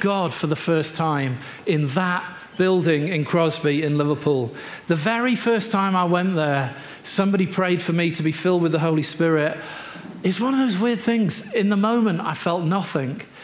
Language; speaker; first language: English; native; English